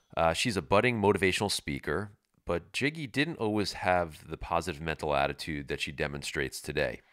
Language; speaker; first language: English; native; English